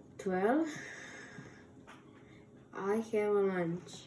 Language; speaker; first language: English; non-native, learner; Croatian